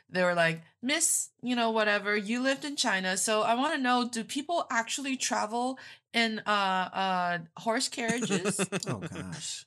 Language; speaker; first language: English; non-native, fluent; Chinese